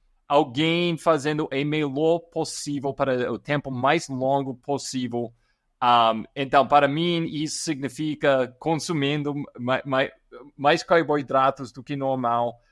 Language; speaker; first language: Portuguese; non-native, fluent; English